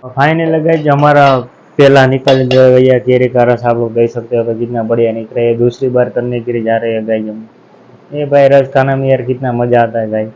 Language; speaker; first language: Hindi; non-native, local second language; Gujarati